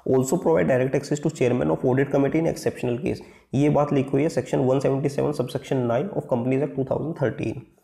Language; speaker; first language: Hindi; native; Hindi